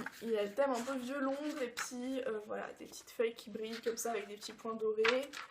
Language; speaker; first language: French; early bilingual, other home language; Portuguese